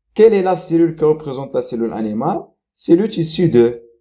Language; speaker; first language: French; non-native, local second language; Arabic